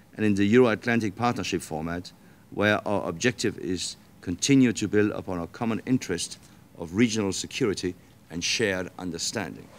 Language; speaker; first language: English; non-native, fluent; Danish